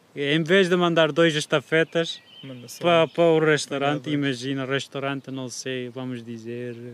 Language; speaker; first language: Portuguese; non-native, fluent; Turkish